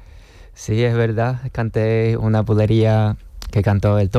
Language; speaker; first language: Spanish; non-native, fluent; Chinese